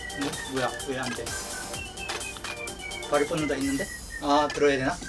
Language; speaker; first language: Korean; native; Korean